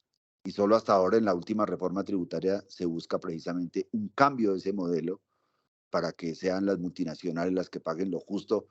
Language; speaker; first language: Spanish; native; Spanish